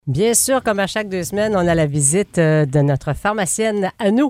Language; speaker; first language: French; native; French